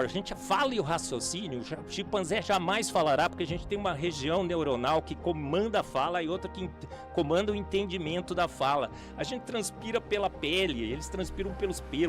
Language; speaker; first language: Portuguese; native; Portuguese